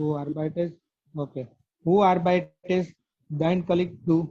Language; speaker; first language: German; non-native, learner; Gujarati